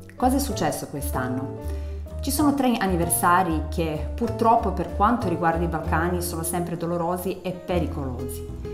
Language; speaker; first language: Italian; non-native, fluent; Serbian